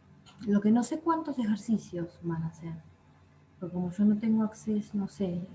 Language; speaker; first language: Spanish; native; Spanish